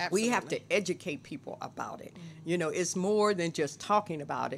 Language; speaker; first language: English; native; English